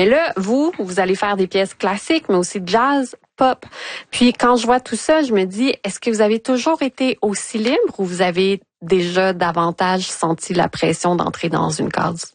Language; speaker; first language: French; native; French